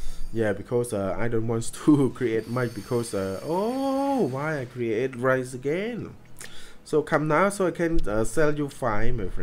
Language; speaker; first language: English; non-native, learner; Khmer